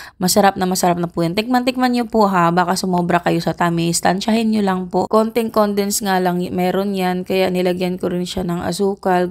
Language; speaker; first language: Filipino; non-native, local second language; Aklanon